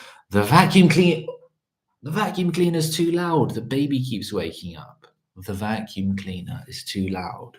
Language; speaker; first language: English; early bilingual, other home language; Polish